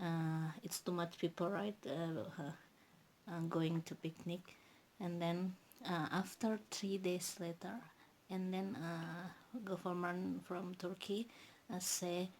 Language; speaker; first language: English; non-native, learner; Indonesian